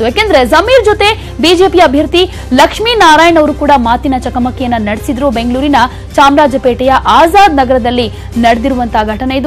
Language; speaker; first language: Kannada; native; Kannada